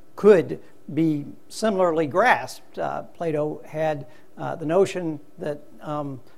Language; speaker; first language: English; native; English